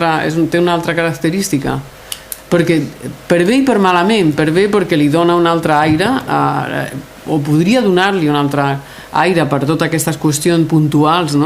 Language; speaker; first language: Catalan; native; Catalan